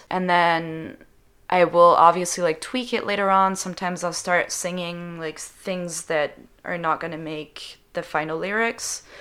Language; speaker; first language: English; non-native, fluent; French